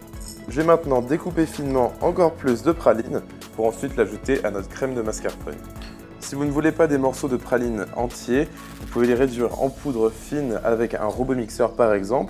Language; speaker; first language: French; native; French